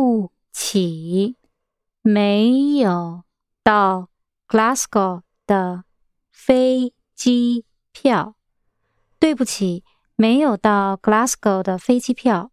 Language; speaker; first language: Chinese; non-native, learner; English